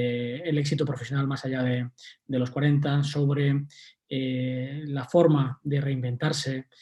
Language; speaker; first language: Spanish; native; Spanish